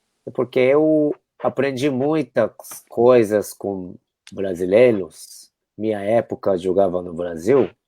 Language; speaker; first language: Portuguese; non-native, fluent; Japanese